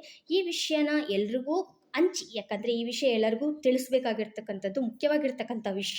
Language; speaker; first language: Kannada; native; Kannada